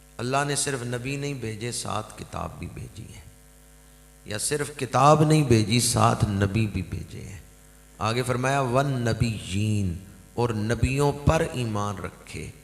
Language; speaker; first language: Urdu; non-native, local second language; Punjabi